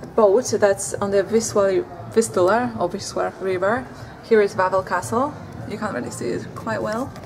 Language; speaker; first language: English; non-native, fluent; Polish